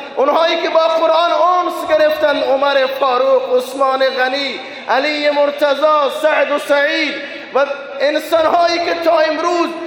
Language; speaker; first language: Persian; non-native, local second language; Baluchi